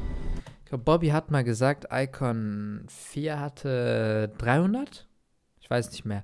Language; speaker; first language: German; native; German